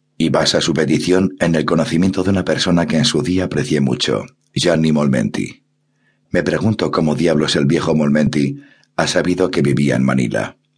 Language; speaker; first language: Spanish; native; Spanish